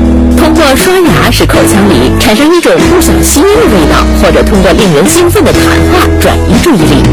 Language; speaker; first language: Chinese; native; Chinese